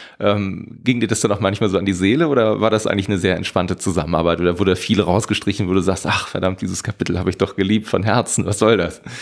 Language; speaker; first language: German; native; German